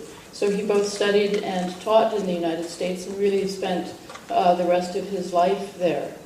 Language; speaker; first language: English; native; English